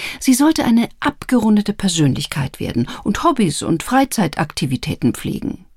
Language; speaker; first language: German; native; German